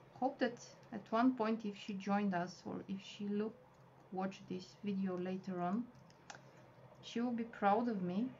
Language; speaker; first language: English; non-native, fluent; Bulgarian